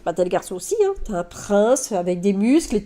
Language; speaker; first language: French; native; French